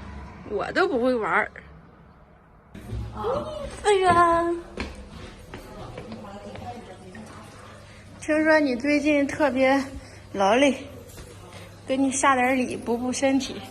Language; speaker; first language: Chinese; native; Chinese